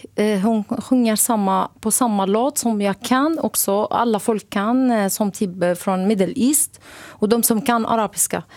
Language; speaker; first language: Swedish; non-native, learner; Arabic